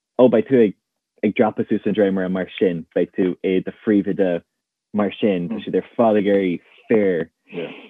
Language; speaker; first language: Irish; non-native, local second language; English